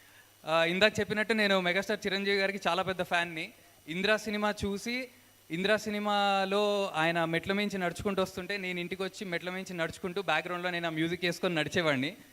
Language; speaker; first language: Telugu; native; Telugu